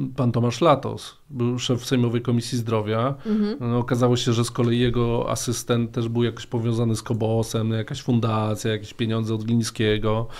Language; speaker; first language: Polish; native; Polish